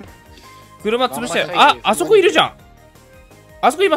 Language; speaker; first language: Japanese; native; Japanese